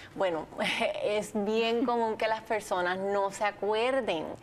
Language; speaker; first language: Spanish; native; Spanish